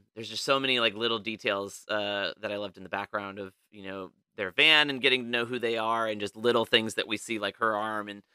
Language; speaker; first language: English; native; English